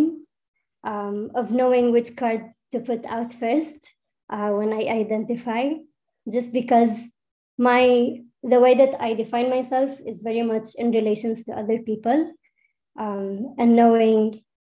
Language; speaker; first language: English; non-native, fluent; Arabic